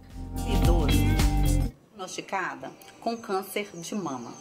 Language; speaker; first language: Portuguese; native; Portuguese